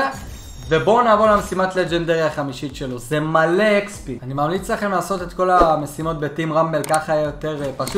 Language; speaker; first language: Hebrew; native; Hebrew